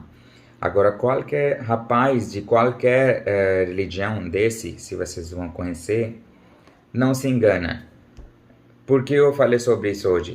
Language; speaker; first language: Portuguese; non-native, learner; Urdu